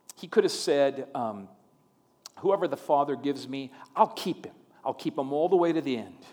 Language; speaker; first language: English; native; English